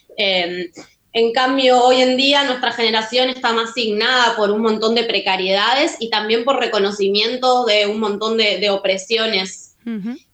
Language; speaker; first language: Spanish; native; Spanish